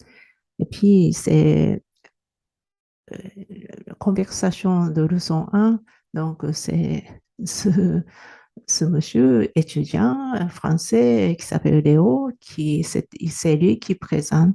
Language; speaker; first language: French; non-native, fluent; Japanese